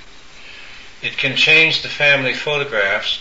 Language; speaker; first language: English; native; English